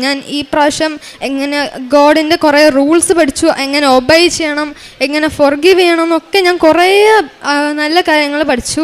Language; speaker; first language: Malayalam; early bilingual, heritage; Malayalam